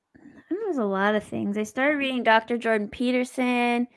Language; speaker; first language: English; native; English